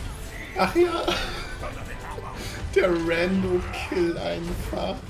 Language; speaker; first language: German; native; German